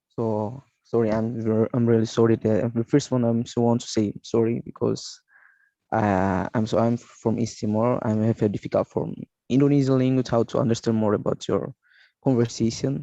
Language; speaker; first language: English; non-native, learner; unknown